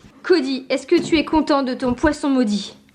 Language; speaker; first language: French; native; French